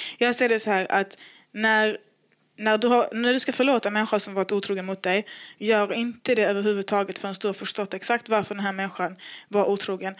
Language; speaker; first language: Swedish; native; Swedish